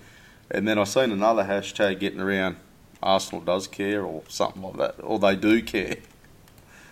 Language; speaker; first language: English; native; English